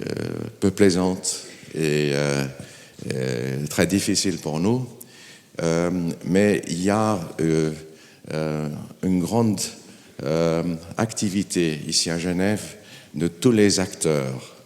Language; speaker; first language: French; non-native, fluent; German